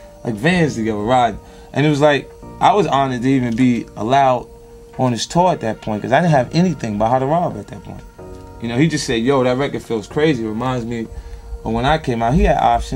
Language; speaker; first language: English; native; English